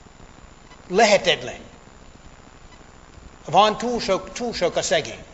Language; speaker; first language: Hungarian; non-native, fluent; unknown